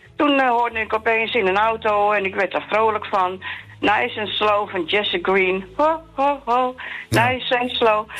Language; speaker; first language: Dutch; native; Dutch